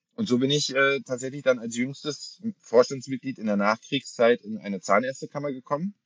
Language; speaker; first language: German; native; German